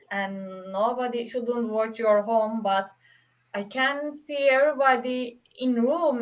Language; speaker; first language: English; non-native, learner; Turkish